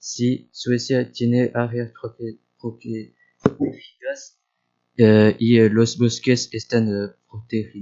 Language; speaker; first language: Spanish; non-native, learner; French